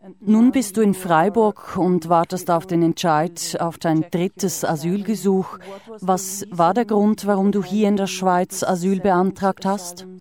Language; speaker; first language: German; native; German